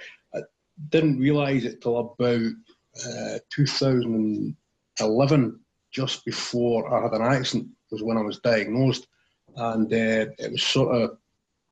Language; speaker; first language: English; native; English